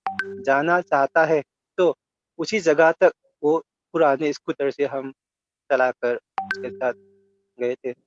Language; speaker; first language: Hindi; non-native, local second language; Manipuri